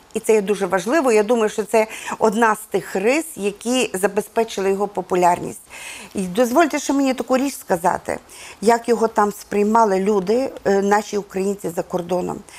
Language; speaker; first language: Ukrainian; native; Ukrainian